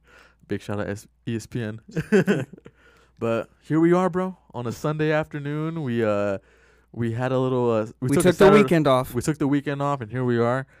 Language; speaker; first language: English; native; English